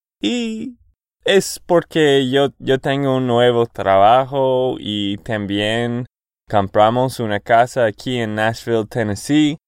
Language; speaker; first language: Spanish; non-native, fluent; English